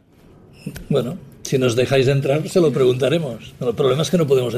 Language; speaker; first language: Spanish; native; Spanish